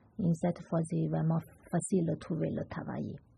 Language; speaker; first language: French; non-native, learner; Chinese